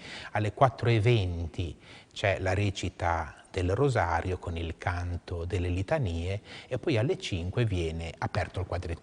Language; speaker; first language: Italian; native; Italian